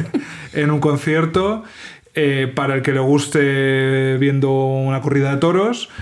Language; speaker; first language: Spanish; native; Spanish